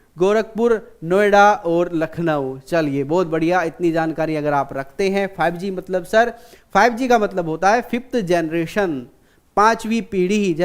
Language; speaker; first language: Hindi; native; Hindi